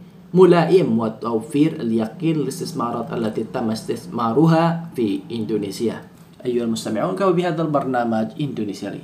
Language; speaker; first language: Arabic; non-native, fluent; Indonesian